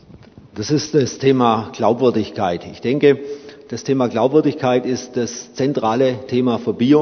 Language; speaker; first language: German; native; German